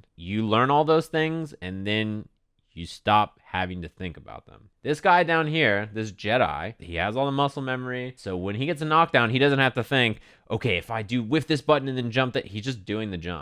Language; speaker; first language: English; native; English